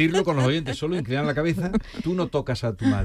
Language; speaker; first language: Spanish; native; Spanish